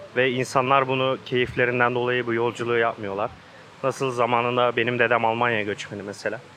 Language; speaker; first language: Turkish; native; Turkish